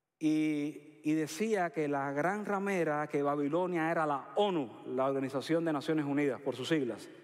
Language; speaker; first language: Spanish; native; Spanish